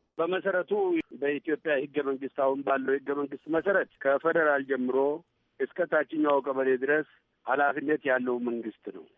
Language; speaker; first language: Amharic; non-native, local second language; Oromo